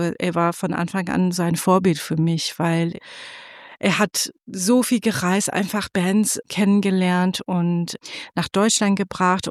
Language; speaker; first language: German; non-native, fluent; Persian